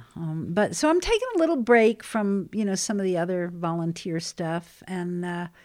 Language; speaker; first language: English; native; English